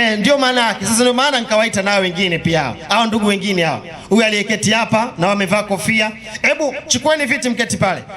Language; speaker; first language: Swahili; native; Swahili